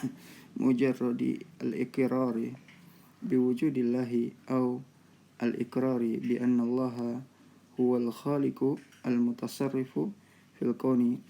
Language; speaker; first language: Arabic; non-native, fluent; Indonesian